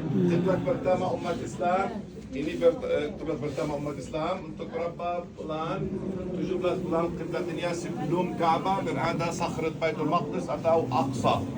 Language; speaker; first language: Indonesian; non-native, fluent; Arabic